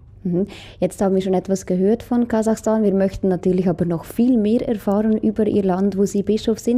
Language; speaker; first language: German; native; German